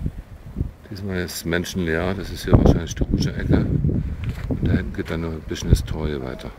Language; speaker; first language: German; native; German